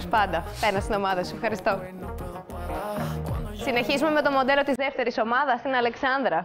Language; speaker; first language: Greek; native; Greek